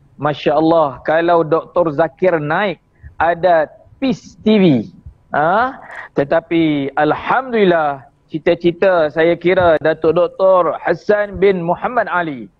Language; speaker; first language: Malay; native; Malay